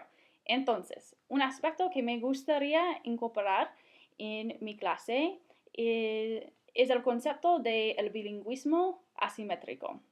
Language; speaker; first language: Spanish; non-native, fluent; English